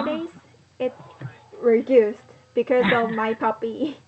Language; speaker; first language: English; non-native, learner; Korean